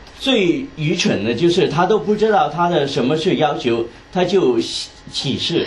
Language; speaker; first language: Chinese; non-native, local second language; Cantonese